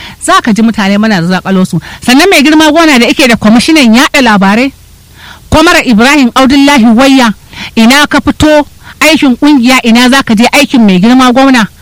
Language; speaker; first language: Hausa; native; Hausa